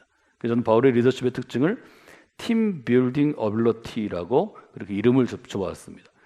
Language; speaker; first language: Korean; native; Korean